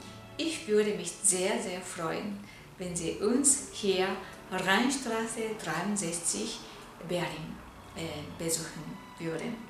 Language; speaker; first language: German; non-native, fluent; Japanese